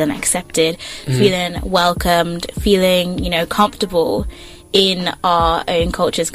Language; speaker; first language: English; native; English